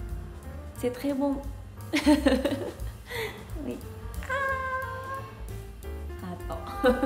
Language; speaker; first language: French; non-native, fluent; Japanese